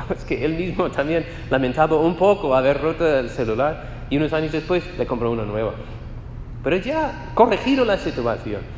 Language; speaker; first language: Spanish; non-native, fluent; English